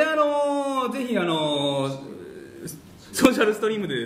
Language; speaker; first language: Japanese; native; Japanese